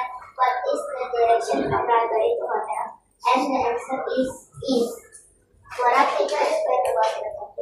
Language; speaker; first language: English; non-native, learner; Indonesian